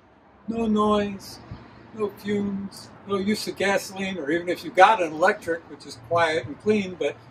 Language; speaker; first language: English; native; English